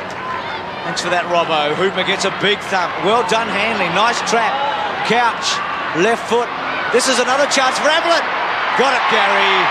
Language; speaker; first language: English; native; English